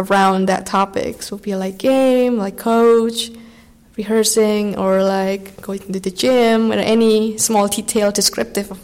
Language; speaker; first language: English; non-native, fluent; Indonesian